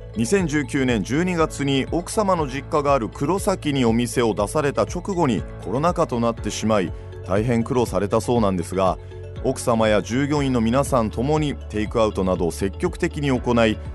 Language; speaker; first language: Japanese; native; Japanese